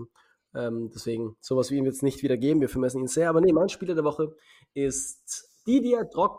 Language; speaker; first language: German; native; German